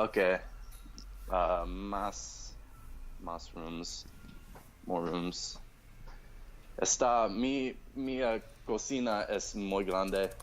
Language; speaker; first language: Spanish; non-native, learner; English